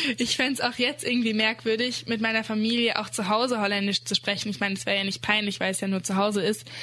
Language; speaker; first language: German; early bilingual, other home language; Dutch